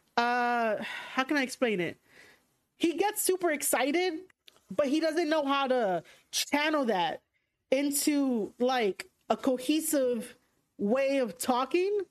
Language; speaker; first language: English; native; English